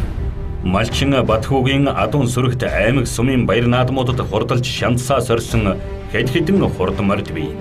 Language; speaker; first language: Mongolian; native; Mongolian